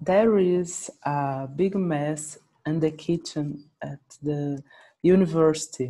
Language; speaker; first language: English; non-native, learner; Portuguese